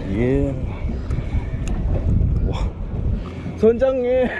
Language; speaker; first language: Korean; non-native, learner; English